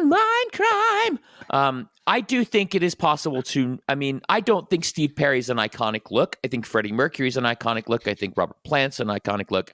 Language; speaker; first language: English; native; English